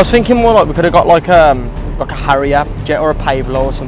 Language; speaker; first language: English; native; English